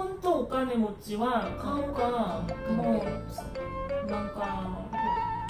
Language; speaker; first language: Japanese; non-native, learner; Korean